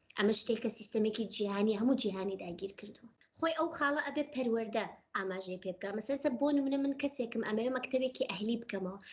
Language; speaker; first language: Central Kurdish; non-native, local second language; Gurani